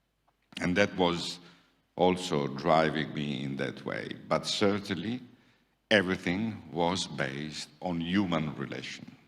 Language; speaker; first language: English; non-native, fluent; Italian